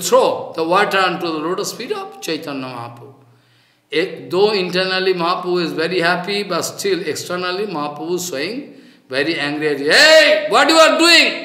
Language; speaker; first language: English; non-native, local second language; Bangla